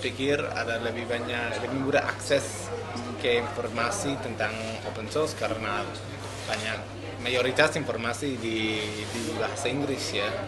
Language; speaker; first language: Indonesian; non-native, learner; English